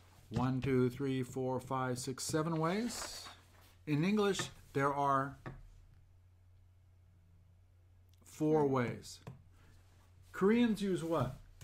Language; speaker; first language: English; native; English